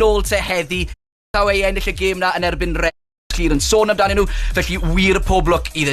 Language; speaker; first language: Welsh; native; Welsh